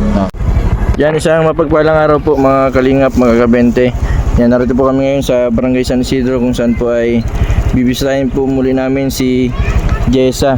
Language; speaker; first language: Filipino; native; Filipino